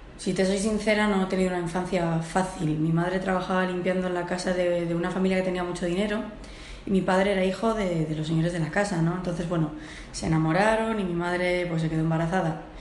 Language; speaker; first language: Spanish; early bilingual, heritage; Spanish